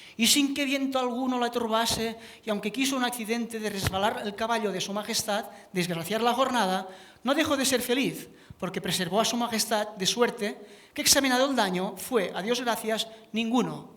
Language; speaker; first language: Spanish; non-native, local second language; Catalan